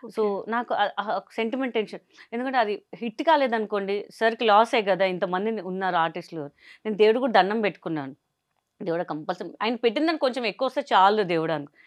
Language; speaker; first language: Telugu; non-native, local second language; Hindi